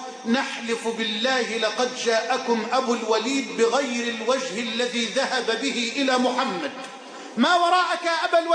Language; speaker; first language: Arabic; native; Arabic